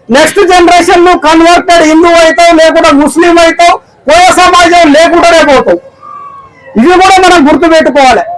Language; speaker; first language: Telugu; non-native, local second language; Koya